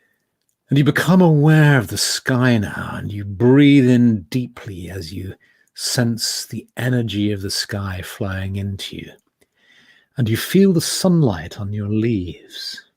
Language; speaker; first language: English; native; English